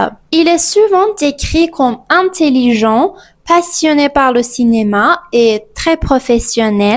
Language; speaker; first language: French; non-native, fluent; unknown